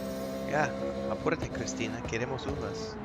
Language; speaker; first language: Spanish; non-native, learner; English